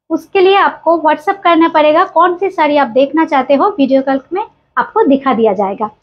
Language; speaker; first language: Hindi; non-native, local second language; Bangla